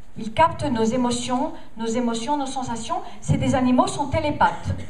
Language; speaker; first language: French; non-native, fluent; English